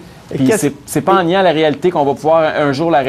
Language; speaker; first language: French; native; French